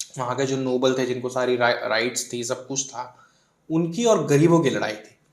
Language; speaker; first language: Hindi; non-native, local second language; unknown